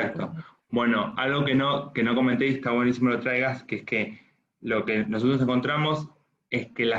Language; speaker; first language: Spanish; native; Spanish